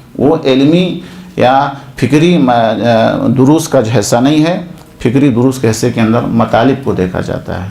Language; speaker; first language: Urdu; non-native, local second language; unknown